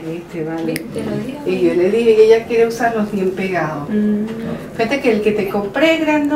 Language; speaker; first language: Spanish; native; Spanish